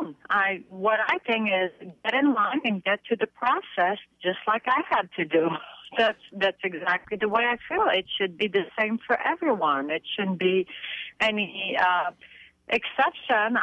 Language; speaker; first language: English; non-native, fluent; French